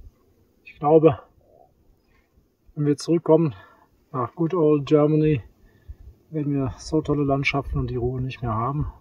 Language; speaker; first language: German; native; German